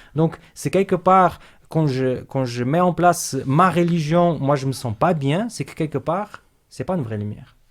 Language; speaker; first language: French; non-native, fluent; Portuguese